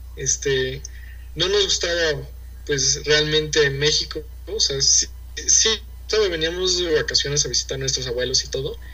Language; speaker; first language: Spanish; early bilingual, heritage; Spanish